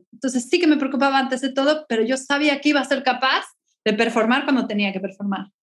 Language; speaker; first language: Spanish; native; Spanish